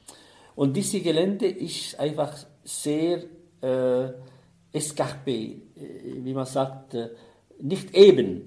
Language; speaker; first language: German; non-native, fluent; Arabic